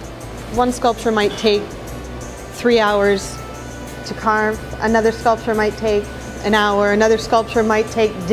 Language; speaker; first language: English; native; English